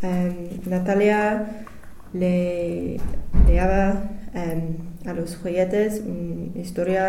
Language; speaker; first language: Spanish; non-native, learner; English